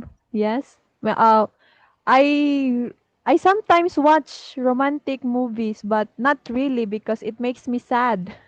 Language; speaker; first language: English; non-native, fluent; Filipino